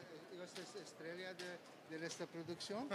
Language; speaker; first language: Spanish; non-native, learner; English